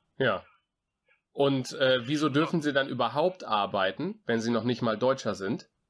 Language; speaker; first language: German; native; German